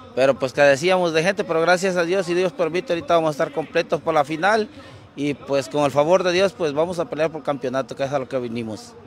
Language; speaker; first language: Spanish; native; Spanish